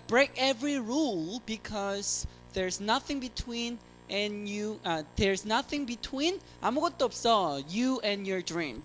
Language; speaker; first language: English; non-native, fluent; Korean